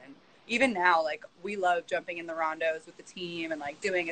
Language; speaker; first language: English; native; English